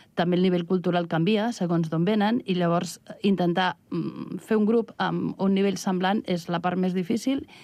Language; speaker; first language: Catalan; native; Catalan